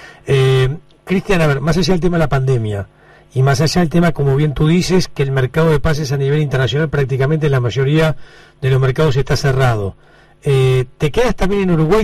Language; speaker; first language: Spanish; native; Spanish